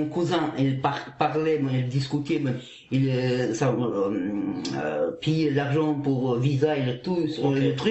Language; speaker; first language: French; non-native, learner; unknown